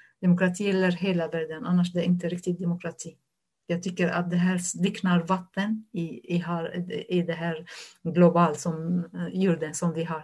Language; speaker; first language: Swedish; non-native, fluent; Arabic